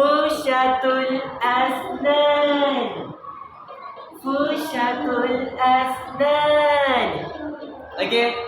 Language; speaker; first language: Arabic; non-native, learner; Malay